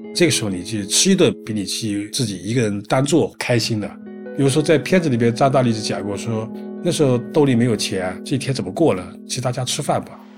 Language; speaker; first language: Chinese; native; Chinese